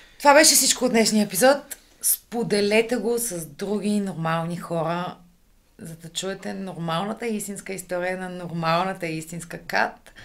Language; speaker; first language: Bulgarian; native; Bulgarian